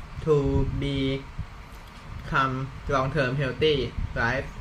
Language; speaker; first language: English; non-native, learner; Thai